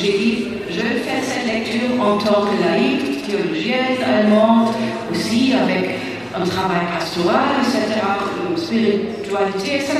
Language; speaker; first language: French; non-native, fluent; German